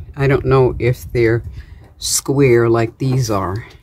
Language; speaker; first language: English; native; English